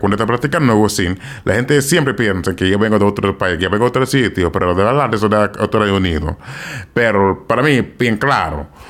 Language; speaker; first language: Spanish; non-native, fluent; English